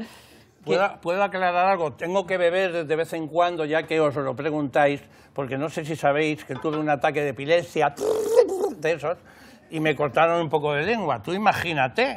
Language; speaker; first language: Spanish; native; Spanish